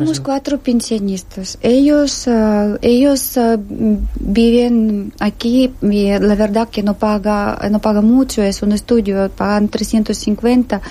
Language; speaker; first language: Spanish; non-native, learner; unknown